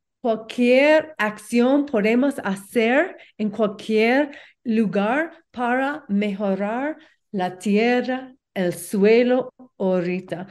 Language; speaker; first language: Spanish; non-native, learner; English